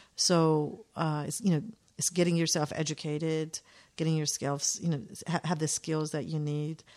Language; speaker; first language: English; native; English